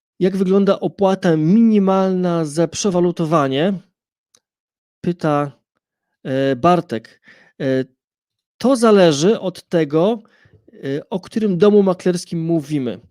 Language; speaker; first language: Polish; native; Polish